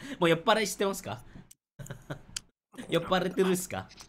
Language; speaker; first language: Malay; native; Malay